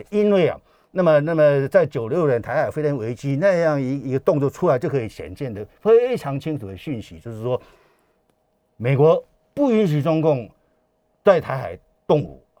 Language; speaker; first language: Chinese; native; Chinese